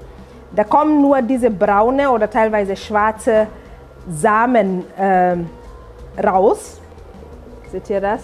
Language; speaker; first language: German; non-native, fluent; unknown